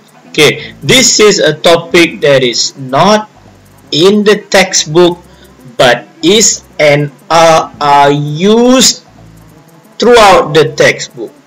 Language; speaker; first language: English; non-native, local second language; Malay